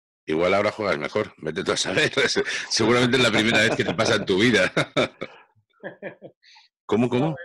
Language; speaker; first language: Spanish; native; Spanish